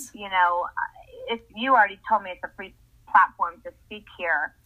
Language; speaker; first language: English; native; English